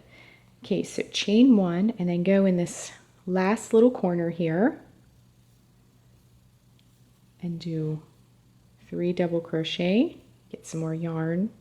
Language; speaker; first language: English; native; English